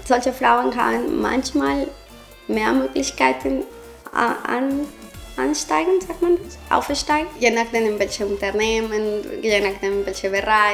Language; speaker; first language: German; non-native, fluent; Spanish